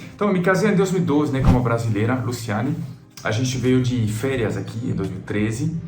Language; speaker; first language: Portuguese; non-native, fluent; French